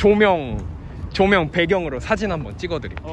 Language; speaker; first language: Korean; non-native, fluent; Russian